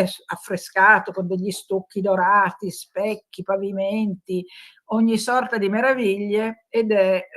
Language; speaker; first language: Italian; native; Italian